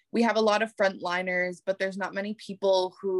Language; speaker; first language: English; native; English